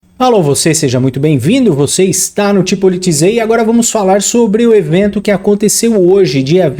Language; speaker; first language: Portuguese; native; Portuguese